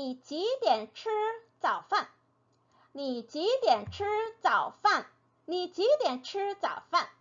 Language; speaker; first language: Chinese; non-native, fluent; Korean